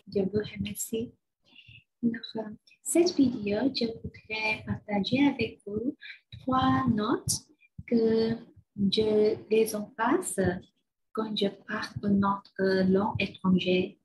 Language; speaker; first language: French; non-native, learner; Chinese